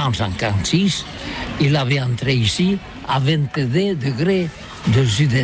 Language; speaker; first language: French; non-native, learner; Catalan